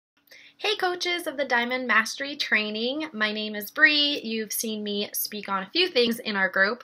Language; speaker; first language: English; native; English